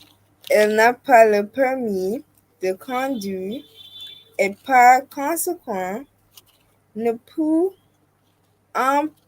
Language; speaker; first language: French; non-native, learner; English